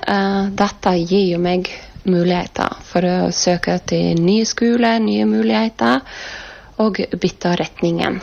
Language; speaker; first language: Norwegian; non-native, fluent; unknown